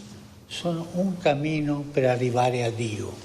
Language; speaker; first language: Italian; non-native, fluent; Spanish